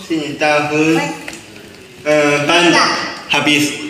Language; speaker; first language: Indonesian; non-native, learner; Chinese